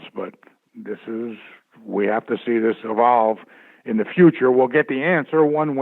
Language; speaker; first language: English; native; English